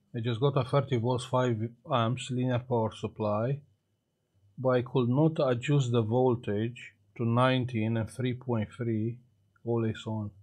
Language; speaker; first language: English; non-native, fluent; Romanian